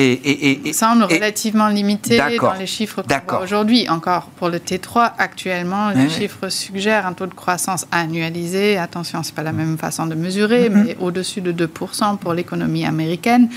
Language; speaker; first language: French; native; French